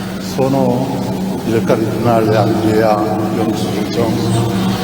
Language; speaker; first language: Italian; non-native, learner; Korean